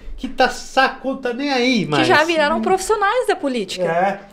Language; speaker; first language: Portuguese; native; Portuguese